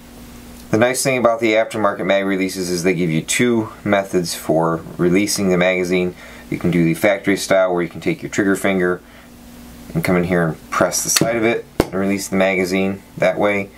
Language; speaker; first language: English; native; English